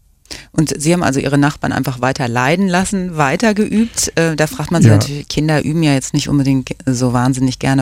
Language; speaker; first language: German; native; German